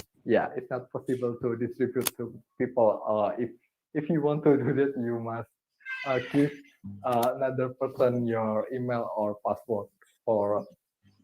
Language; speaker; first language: English; non-native, learner; Indonesian